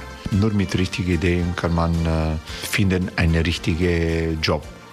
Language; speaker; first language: German; non-native, learner; Croatian